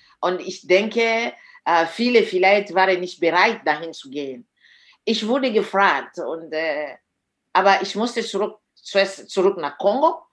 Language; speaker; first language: German; non-native, fluent; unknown